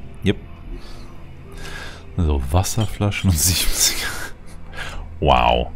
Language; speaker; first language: German; native; German